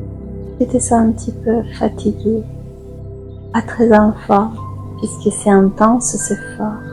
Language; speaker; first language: French; native; French